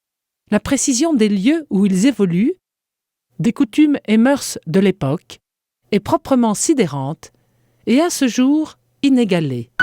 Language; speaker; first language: French; native; French